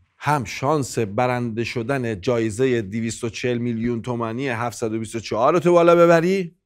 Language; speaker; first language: Persian; native; Persian